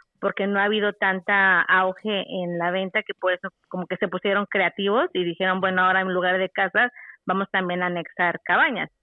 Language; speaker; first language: Spanish; native; Spanish